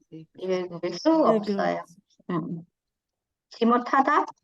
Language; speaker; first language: Korean; non-native, fluent; Indonesian